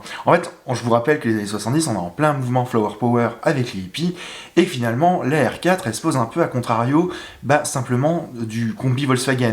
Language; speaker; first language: French; native; French